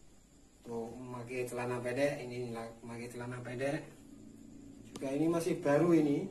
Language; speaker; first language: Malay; non-native, local second language; Javanese